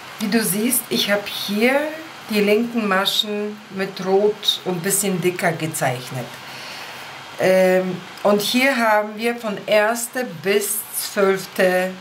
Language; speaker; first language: German; non-native, fluent; Polish